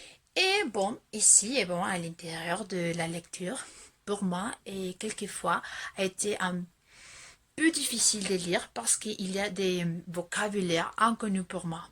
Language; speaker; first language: French; non-native, fluent; Spanish